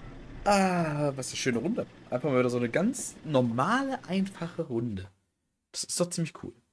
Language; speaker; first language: German; native; German